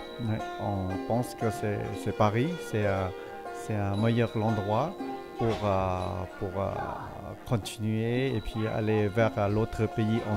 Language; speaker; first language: French; non-native, fluent; Thai